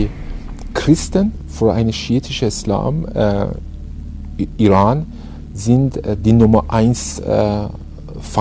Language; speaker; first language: German; non-native, fluent; Persian